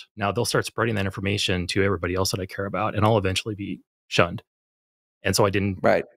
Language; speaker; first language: English; native; English